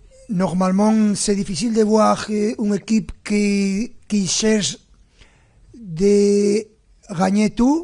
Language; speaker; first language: French; non-native, fluent; Spanish